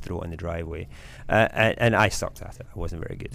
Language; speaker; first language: English; native; English